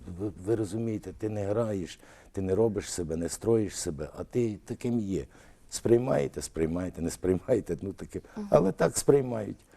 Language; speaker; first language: Ukrainian; early bilingual, other home language; Russian